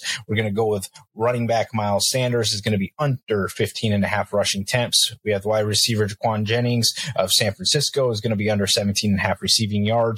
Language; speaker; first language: English; native; English